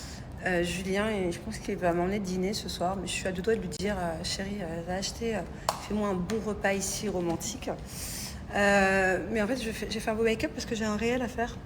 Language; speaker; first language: French; native; French